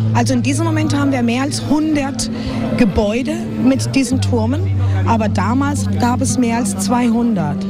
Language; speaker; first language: German; non-native, fluent; Spanish